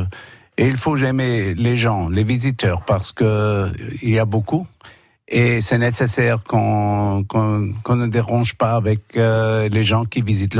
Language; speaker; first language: French; non-native, fluent; German